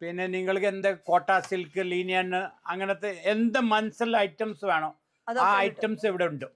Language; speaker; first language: Malayalam; non-native, local second language; Hindi